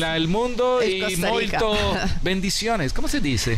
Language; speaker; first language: Italian; non-native, learner; Spanish